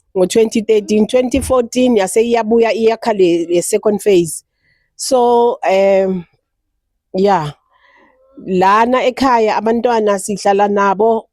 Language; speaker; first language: Zulu; native; Zulu